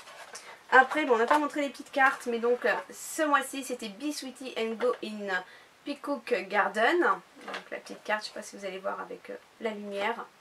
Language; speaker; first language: French; native; French